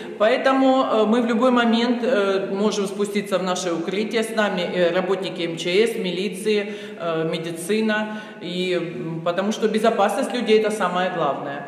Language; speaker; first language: Russian; native; Russian